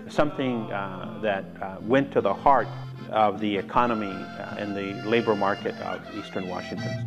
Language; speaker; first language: English; early bilingual, other home language; Spanish